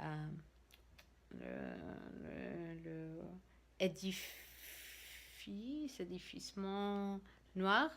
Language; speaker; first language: French; non-native, learner; English